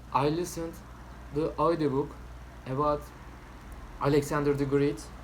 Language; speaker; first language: English; non-native, learner; Turkish